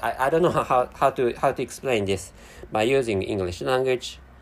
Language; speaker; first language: English; non-native, fluent; Japanese